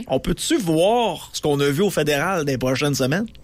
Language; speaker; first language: French; native; French